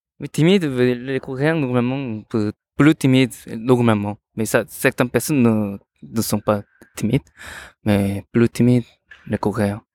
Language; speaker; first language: French; non-native, learner; Korean